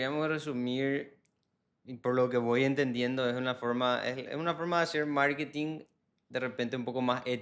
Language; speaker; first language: Spanish; native; Spanish